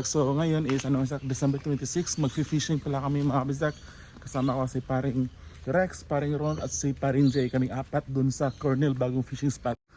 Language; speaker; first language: Filipino; non-native, local second language; Cebuano